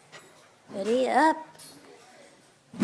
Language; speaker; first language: English; native; English